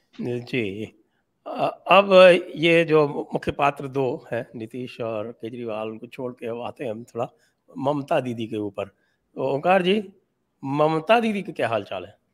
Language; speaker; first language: Hindi; native; Hindi